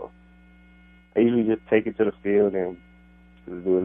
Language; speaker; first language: English; native; English